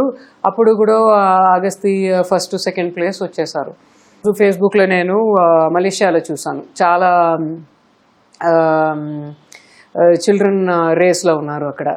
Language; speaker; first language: Telugu; non-native, local second language; Tamil